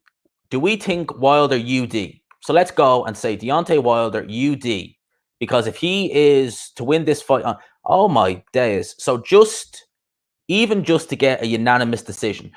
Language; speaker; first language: English; native; English